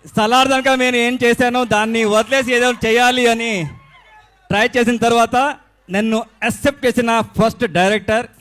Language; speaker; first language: Telugu; non-native, learner; Kannada